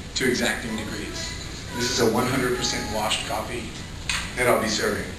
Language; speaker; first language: English; native; English